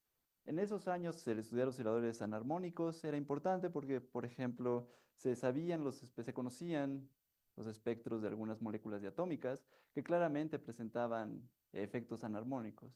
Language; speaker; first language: Spanish; native; Spanish